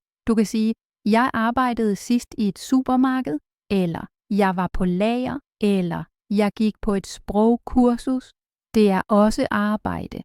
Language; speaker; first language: Danish; native; Danish